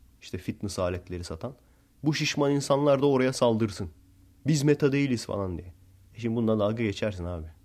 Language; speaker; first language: Turkish; early bilingual, heritage; Turkish